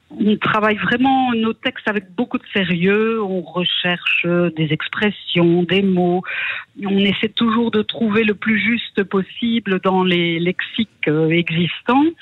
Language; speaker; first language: French; native; French